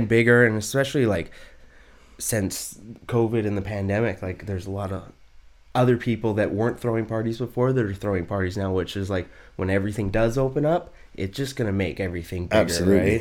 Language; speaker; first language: English; native; English